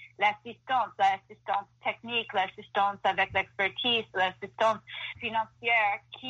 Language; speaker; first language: French; non-native, fluent; English